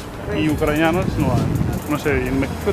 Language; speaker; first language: Spanish; non-native, fluent; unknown